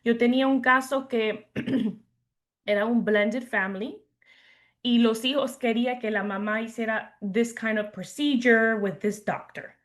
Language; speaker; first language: Spanish; early bilingual, heritage; English